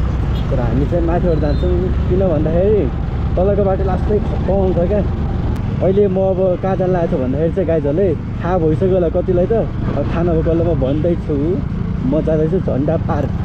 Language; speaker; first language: Nepali; native; Nepali